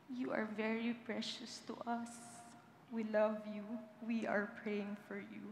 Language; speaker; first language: English; non-native, local second language; Filipino